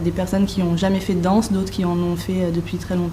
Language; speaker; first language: French; native; French